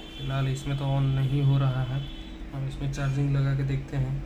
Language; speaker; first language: Hindi; non-native, local second language; Odia